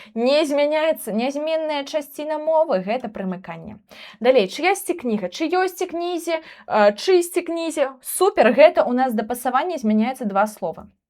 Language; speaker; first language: Belarusian; non-native, local second language; Russian